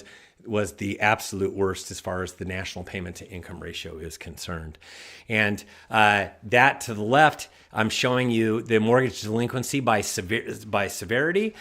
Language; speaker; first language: English; native; English